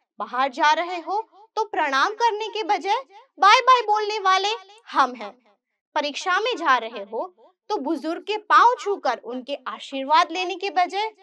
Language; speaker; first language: Hindi; non-native, local second language; Gujarati